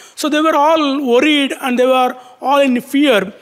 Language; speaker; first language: English; non-native, local second language; Tamil